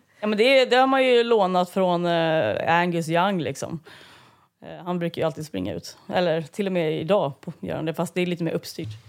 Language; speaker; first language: Swedish; native; Swedish